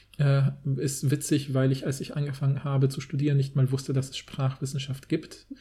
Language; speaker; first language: German; native; German